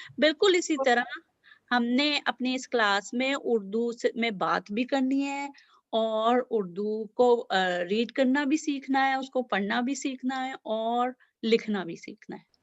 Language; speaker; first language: Urdu; native; Urdu